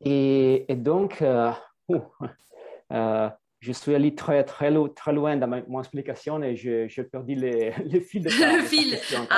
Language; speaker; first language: French; non-native, fluent; Italian